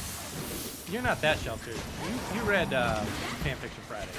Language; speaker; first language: English; native; English